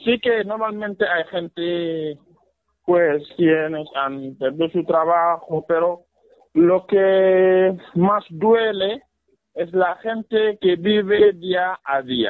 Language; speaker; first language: Spanish; non-native, fluent; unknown